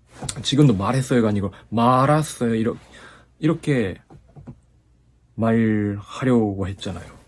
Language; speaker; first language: Korean; non-native, fluent; Japanese